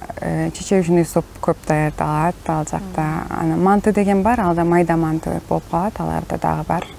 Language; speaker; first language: Kyrgyz; non-native, local second language; Turkish